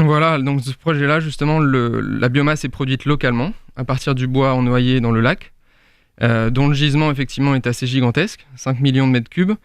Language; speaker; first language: French; native; French